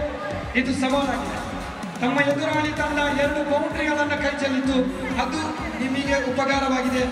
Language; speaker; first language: Kannada; native; Kannada